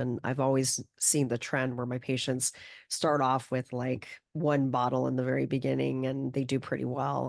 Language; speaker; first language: English; native; English